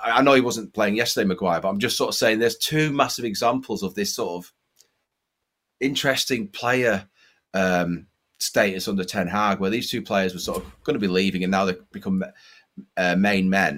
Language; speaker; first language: English; native; English